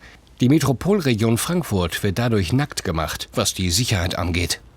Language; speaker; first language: German; native; German